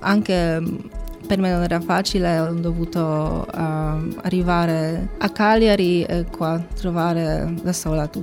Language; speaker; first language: Italian; non-native, learner; Polish